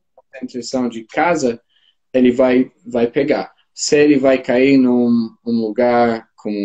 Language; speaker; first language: Portuguese; non-native, fluent; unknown